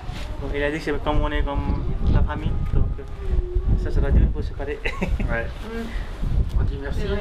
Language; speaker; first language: French; non-native, learner; Nepali